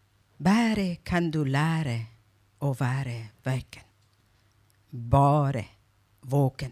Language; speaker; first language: Norwegian; non-native, fluent; Persian